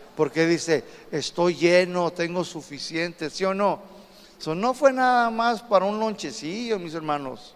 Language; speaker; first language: Spanish; native; Spanish